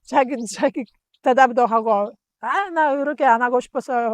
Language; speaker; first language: Korean; non-native, learner; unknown